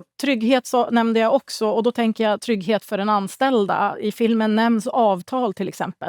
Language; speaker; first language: Swedish; native; Swedish